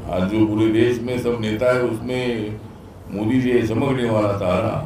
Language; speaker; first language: Hindi; non-native, local second language; Marathi